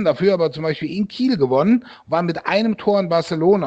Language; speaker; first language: German; native; German